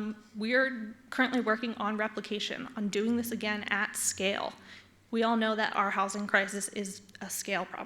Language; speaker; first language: English; native; English